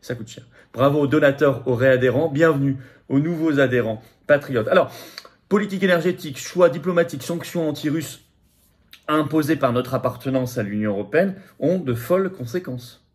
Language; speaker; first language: French; native; French